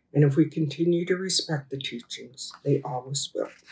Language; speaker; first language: English; native; English